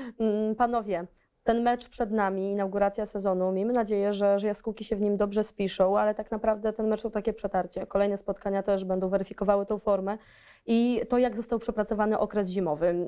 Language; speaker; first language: Polish; native; Polish